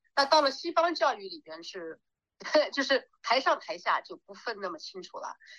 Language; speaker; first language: Chinese; native; Chinese